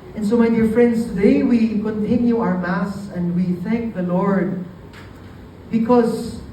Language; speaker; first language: English; non-native, local second language; Filipino